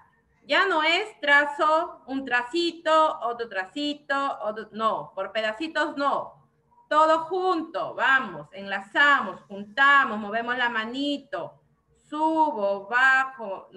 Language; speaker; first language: Spanish; native; Spanish